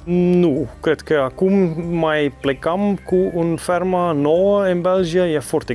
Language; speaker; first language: Romanian; non-native, learner; Dutch